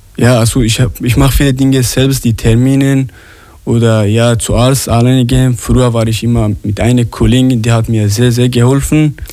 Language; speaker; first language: German; non-native, learner; Arabic